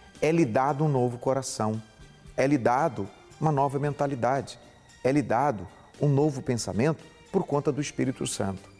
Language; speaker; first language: Portuguese; native; Portuguese